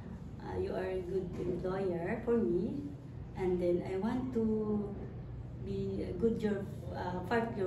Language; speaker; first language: English; non-native, learner; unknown